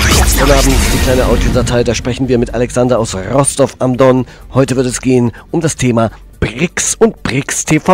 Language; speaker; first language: German; native; German